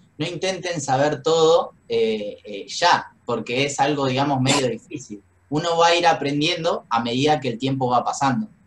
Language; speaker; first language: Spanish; native; Spanish